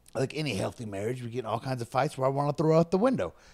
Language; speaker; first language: English; native; English